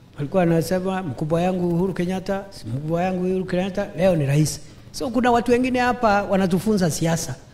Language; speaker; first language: Swahili; non-native, local second language; Meru